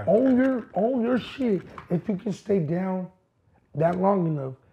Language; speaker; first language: English; native; English